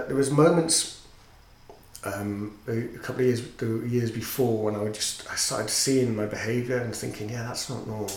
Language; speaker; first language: English; native; English